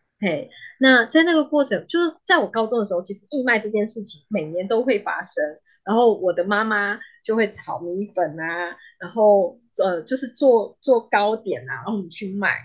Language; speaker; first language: Chinese; native; Chinese